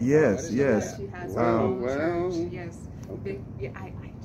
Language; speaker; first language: English; native; English